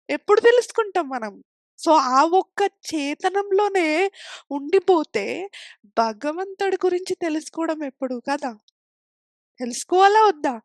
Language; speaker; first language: Telugu; non-native, fluent; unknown